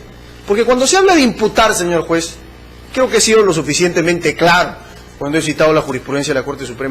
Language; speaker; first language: Spanish; native; Spanish